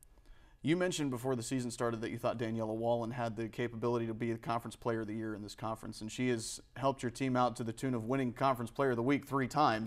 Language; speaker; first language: English; native; English